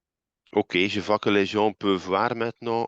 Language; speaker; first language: French; non-native, local second language; Dutch